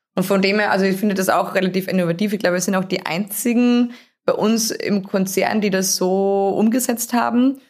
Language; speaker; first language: German; native; German